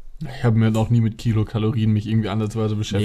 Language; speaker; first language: German; native; German